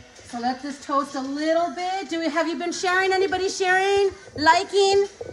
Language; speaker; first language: English; early bilingual, other home language; Spanish